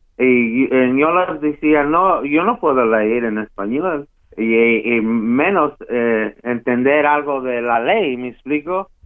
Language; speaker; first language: Spanish; early bilingual, heritage; Spanish